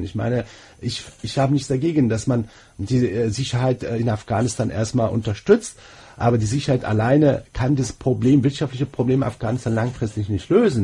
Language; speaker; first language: German; non-native, fluent; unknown